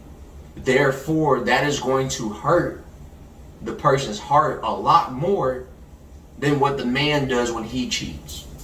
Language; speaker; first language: English; native; English